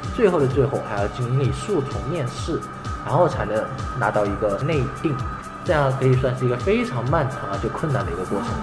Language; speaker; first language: Chinese; native; Chinese